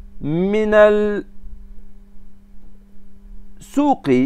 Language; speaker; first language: Arabic; non-native, fluent; Turkish